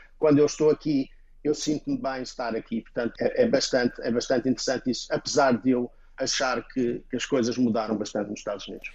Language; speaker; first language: Portuguese; native; Portuguese